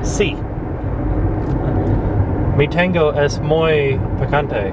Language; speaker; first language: Spanish; non-native, learner; English